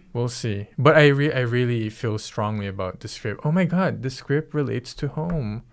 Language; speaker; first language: English; early bilingual, other home language; Filipino